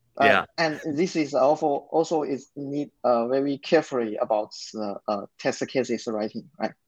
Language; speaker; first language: English; non-native, learner; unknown